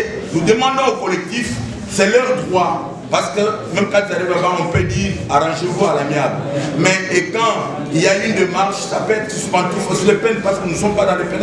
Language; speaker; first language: French; non-native, local second language; Lingala